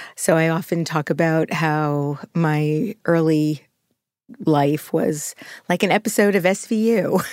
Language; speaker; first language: English; native; English